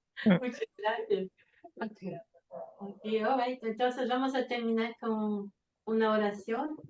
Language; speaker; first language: Spanish; non-native, fluent; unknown